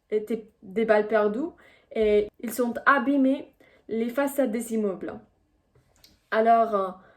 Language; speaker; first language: French; non-native, fluent; Spanish